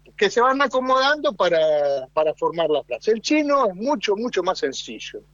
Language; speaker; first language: Spanish; native; Spanish